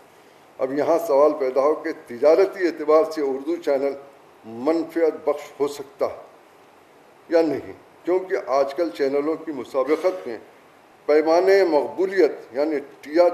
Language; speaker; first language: Urdu; native; Urdu